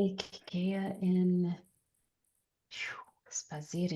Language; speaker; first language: German; non-native, learner; English